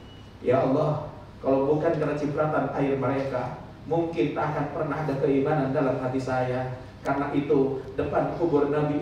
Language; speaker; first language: Indonesian; native; Indonesian